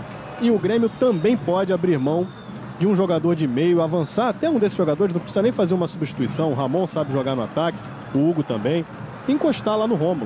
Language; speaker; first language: Portuguese; native; Portuguese